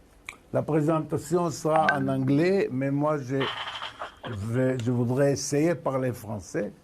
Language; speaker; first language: French; non-native, fluent; Hebrew